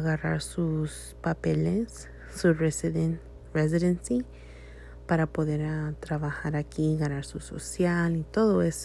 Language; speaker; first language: Spanish; early bilingual, heritage; Spanish